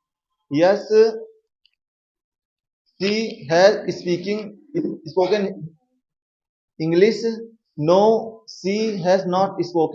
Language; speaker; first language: English; non-native, learner; Hindi